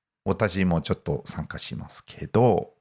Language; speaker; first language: Japanese; non-native, fluent; English